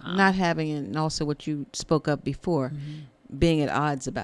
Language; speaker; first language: English; native; English